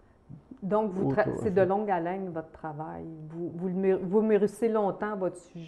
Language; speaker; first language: French; native; French